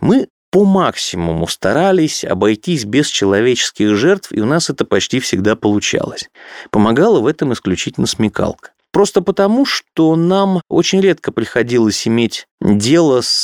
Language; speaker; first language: Russian; native; Russian